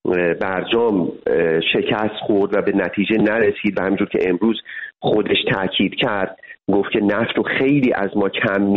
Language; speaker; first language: Persian; native; Persian